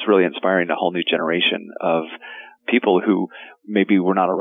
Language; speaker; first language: English; native; English